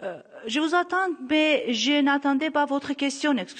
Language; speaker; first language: French; non-native, local second language; Armenian